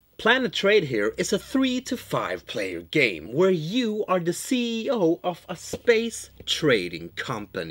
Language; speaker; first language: English; non-native, fluent; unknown